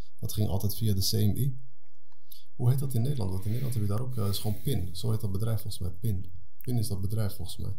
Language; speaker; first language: Dutch; early bilingual, other home language; Arabic